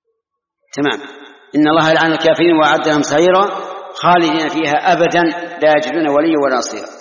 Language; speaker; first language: Arabic; native; Arabic